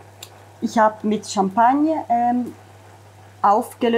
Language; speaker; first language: German; non-native, fluent; Italian